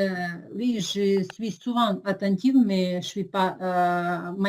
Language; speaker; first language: French; non-native, fluent; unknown